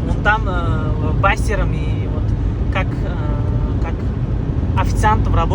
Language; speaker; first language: Russian; non-native, learner; Uzbek